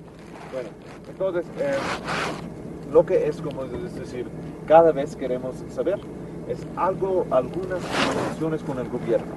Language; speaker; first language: Spanish; non-native, learner; English